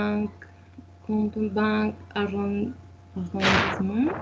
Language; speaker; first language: French; non-native, learner; Spanish